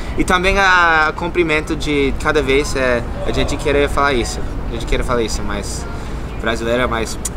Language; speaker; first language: Portuguese; non-native, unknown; English